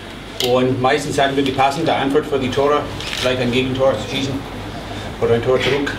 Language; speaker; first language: German; non-native, fluent; English